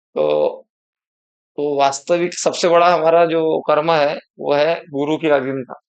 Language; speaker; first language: Hindi; non-native, local second language; Marathi